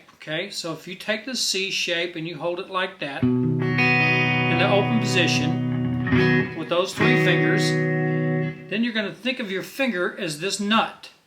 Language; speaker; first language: English; native; English